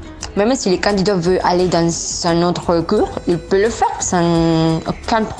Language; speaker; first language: French; non-native, learner; Spanish